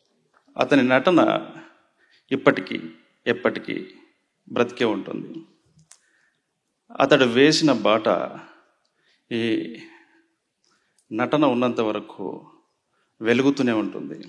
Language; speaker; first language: Telugu; native; Telugu